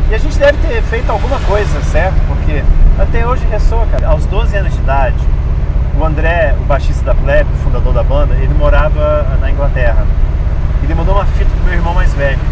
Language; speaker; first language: Portuguese; early bilingual, other home language; English